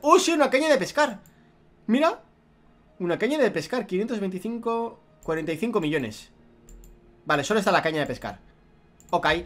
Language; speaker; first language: Spanish; native; Spanish